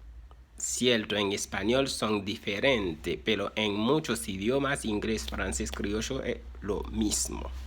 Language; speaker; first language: Spanish; non-native, fluent; Haitian Creole